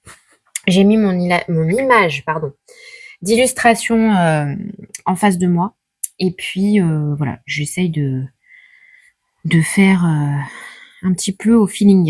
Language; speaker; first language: French; native; French